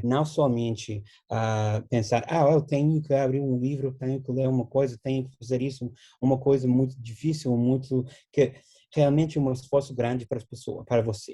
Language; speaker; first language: Portuguese; non-native, fluent; English